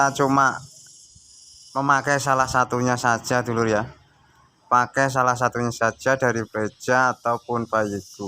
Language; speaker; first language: Indonesian; non-native, local second language; Javanese